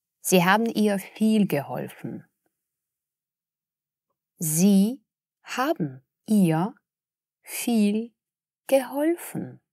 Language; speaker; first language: German; non-native, fluent; Russian